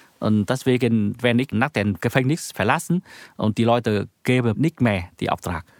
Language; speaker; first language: German; non-native, learner; Vietnamese